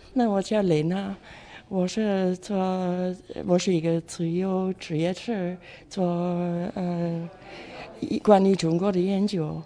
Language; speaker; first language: Chinese; non-native, fluent; German